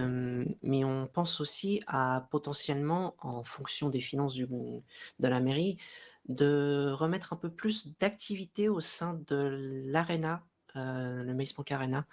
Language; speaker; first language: French; native; French